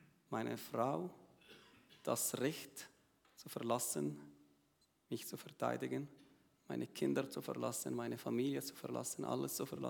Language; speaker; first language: German; non-native, learner; Arabic